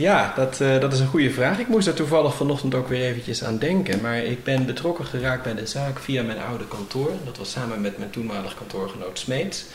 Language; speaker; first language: Dutch; native; Dutch